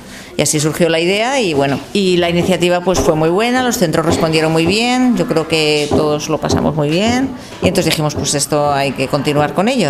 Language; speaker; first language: Spanish; native; Spanish